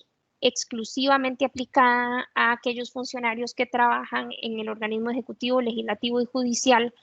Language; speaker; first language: Spanish; native; Spanish